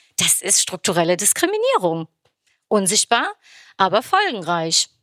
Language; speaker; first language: German; early bilingual, other home language; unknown